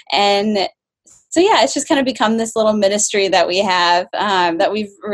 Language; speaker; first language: English; native; English